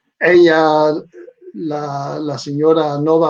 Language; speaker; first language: Spanish; non-native, fluent; Dutch